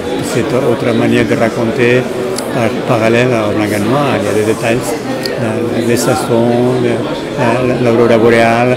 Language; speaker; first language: French; non-native, fluent; Spanish